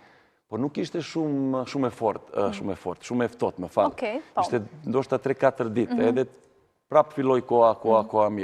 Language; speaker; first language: Albanian; non-native, learner; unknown